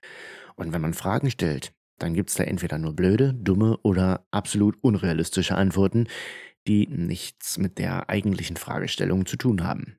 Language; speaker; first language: German; native; German